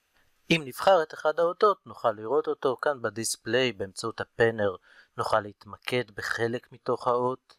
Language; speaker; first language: Hebrew; native; Hebrew